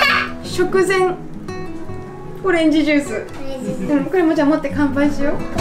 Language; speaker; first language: Japanese; native; Japanese